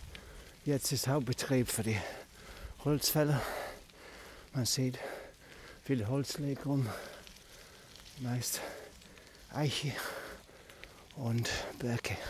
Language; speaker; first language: German; non-native, learner; English